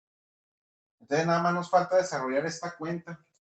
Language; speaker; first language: Spanish; native; Spanish